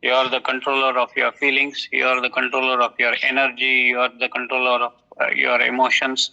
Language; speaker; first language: English; non-native, local second language; Kannada